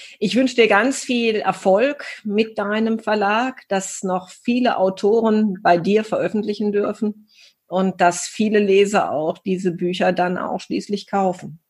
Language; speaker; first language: German; native; German